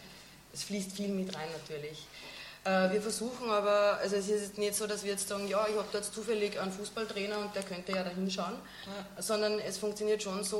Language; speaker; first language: German; native; German